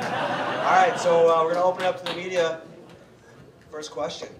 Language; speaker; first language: English; native; English